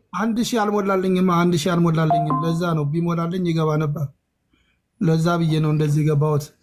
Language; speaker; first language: Amharic; non-native, local second language; Oromo